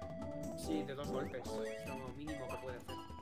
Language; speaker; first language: Spanish; native; Spanish